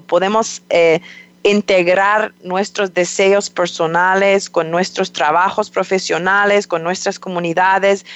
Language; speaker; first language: Spanish; non-native, fluent; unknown